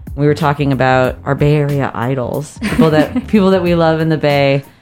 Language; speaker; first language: English; native; English